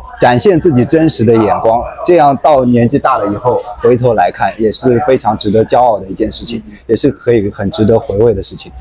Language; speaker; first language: Chinese; native; Chinese